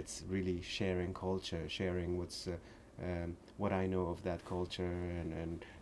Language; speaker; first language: English; early bilingual, other home language; Persian